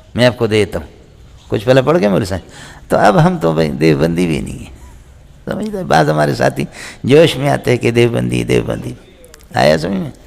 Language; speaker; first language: Urdu; non-native, local second language; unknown